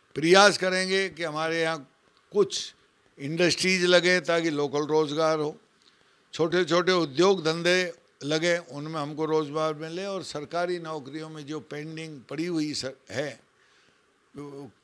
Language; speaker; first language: Hindi; native; Hindi